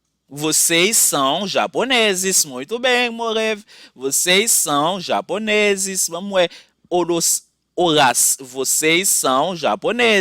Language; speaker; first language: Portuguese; non-native, fluent; Haitian Creole